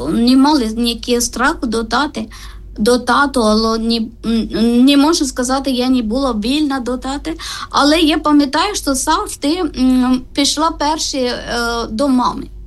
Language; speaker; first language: Ukrainian; non-native, learner; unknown